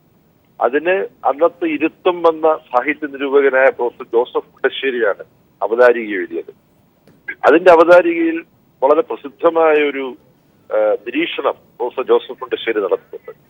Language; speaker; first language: Malayalam; native; Malayalam